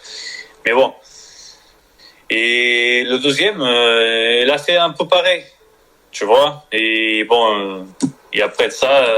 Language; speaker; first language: French; non-native, learner; Spanish